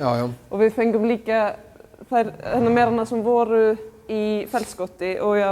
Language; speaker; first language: Icelandic; non-native, fluent; Swedish